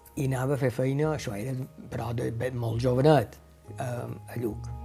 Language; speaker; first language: Catalan; native; Catalan